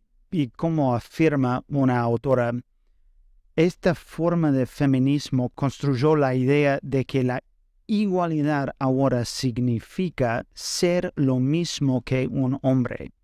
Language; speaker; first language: Spanish; non-native, fluent; English